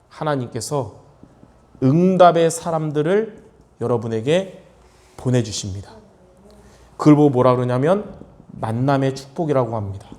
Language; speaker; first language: Korean; native; Korean